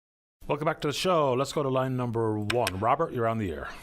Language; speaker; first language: English; native; English